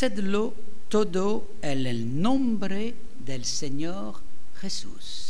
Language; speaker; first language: Spanish; non-native, fluent; French